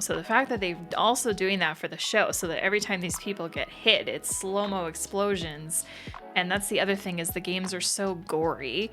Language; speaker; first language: English; native; English